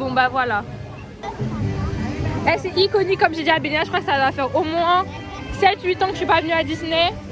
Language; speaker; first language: French; native; French